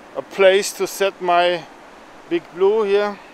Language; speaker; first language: English; non-native, fluent; German